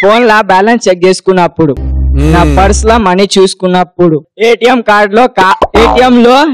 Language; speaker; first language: Telugu; native; Telugu